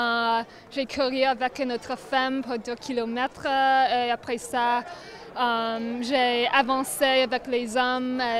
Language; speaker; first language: French; non-native, fluent; English